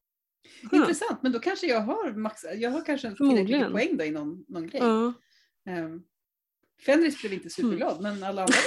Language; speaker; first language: Swedish; native; Swedish